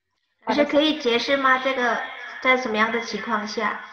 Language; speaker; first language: Chinese; non-native, fluent; Indonesian